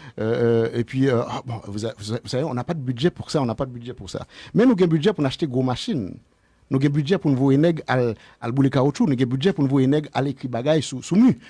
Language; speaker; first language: French; non-native, local second language; Haitian Creole